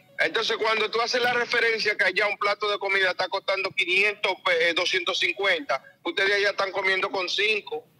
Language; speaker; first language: Spanish; native; Spanish